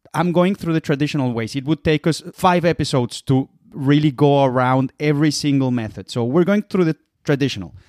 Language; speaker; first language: English; non-native, fluent; Spanish